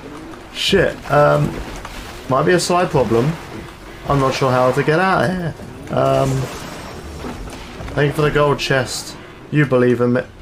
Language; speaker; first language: English; native; English